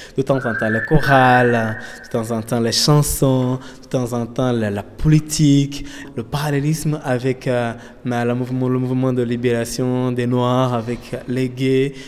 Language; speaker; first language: French; non-native, local second language; Kinyarwanda